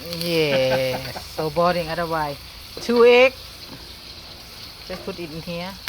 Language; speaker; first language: English; non-native, learner; Thai